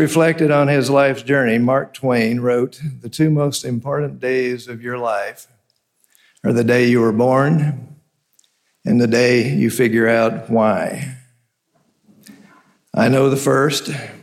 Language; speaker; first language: English; native; English